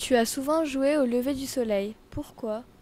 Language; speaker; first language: French; native; French